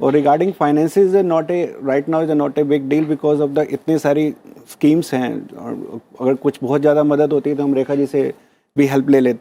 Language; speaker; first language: Hindi; native; Hindi